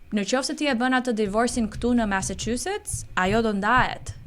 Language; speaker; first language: Albanian; early bilingual, heritage; Albanian